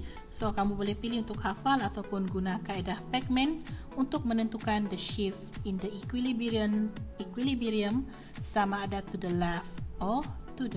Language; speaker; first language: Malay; native; Malay